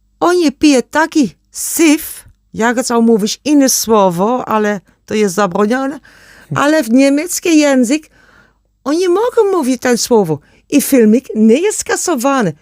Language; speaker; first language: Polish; non-native, learner; German